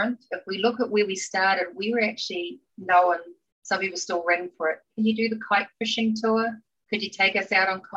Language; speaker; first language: English; native; English